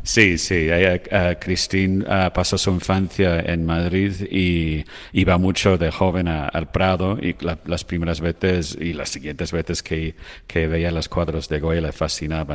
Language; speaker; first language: Spanish; non-native, fluent; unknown